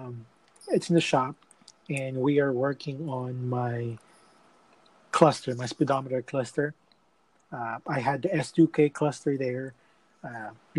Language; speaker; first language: English; non-native, local second language; Filipino